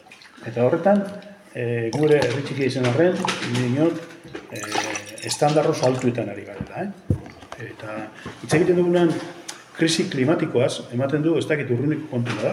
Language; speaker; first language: Basque; native; Basque